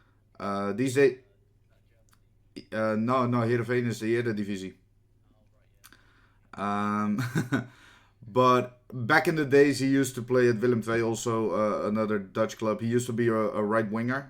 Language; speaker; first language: English; non-native, fluent; Dutch